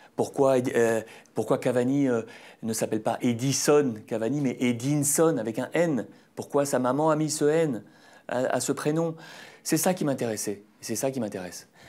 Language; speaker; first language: French; native; French